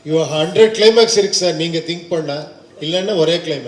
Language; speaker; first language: Tamil; non-native, learner; Kannada